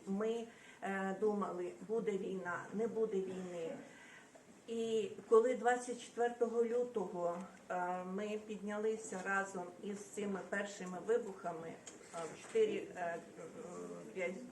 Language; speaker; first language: Ukrainian; native; Ukrainian